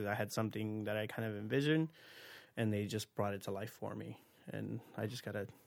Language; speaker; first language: English; native; English